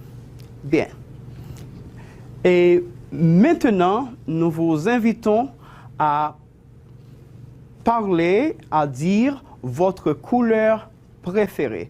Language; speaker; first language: French; non-native, fluent; Spanish